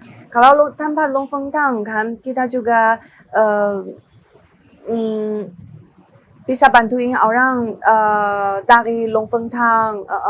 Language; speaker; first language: Indonesian; non-native, learner; Chinese